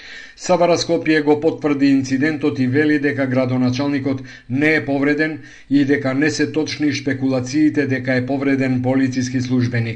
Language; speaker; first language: Macedonian; native; Macedonian